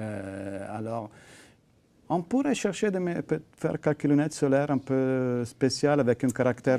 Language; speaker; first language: French; non-native, fluent; Italian